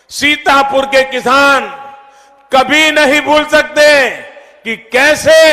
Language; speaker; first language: Hindi; non-native, local second language; Gujarati